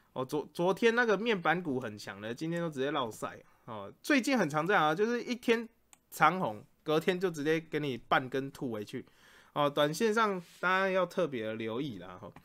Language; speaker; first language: Chinese; native; Chinese